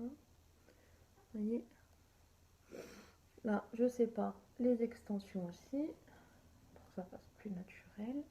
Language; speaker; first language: French; native; French